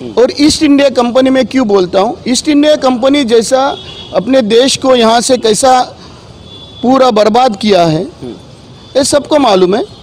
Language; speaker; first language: Hindi; non-native, local second language; Marathi